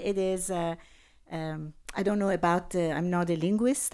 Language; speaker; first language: English; non-native, fluent; Persian